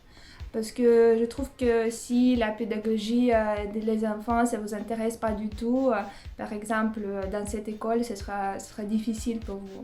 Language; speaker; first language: French; non-native, fluent; Russian